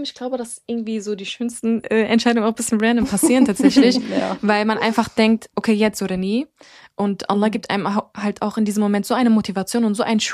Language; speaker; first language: German; early bilingual, other home language; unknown